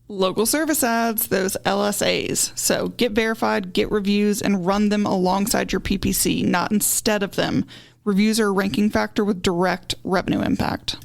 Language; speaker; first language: English; native; English